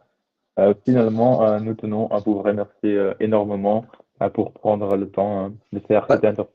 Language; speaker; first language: French; non-native, local second language; Dutch